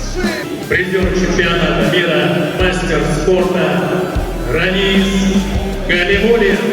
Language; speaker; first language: Russian; native; Russian